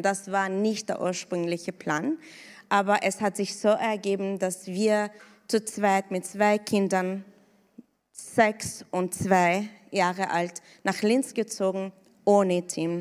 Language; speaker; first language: German; non-native, fluent; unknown